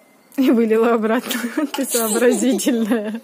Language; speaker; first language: Russian; native; Russian